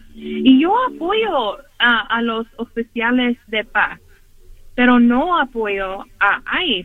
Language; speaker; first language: Spanish; early bilingual, heritage; Spanish